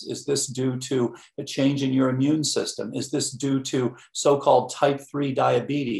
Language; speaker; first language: English; native; English